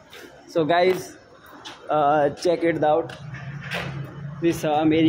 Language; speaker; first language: English; non-native, learner; Nepali